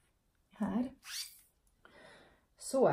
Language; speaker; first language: Swedish; non-native, learner; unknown